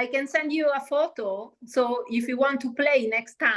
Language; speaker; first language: English; non-native, learner; Italian